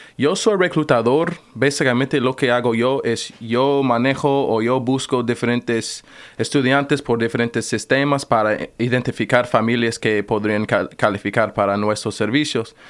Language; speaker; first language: Spanish; non-native, fluent; English